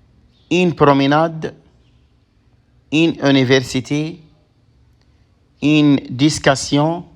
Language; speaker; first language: French; non-native, fluent; Arabic